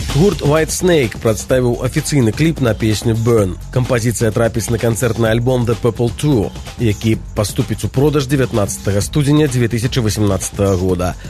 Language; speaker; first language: Belarusian; native; Belarusian